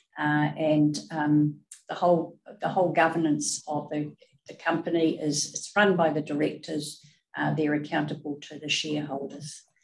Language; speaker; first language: English; native; English